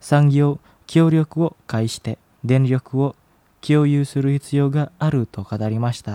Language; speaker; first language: Japanese; non-native, fluent; Indonesian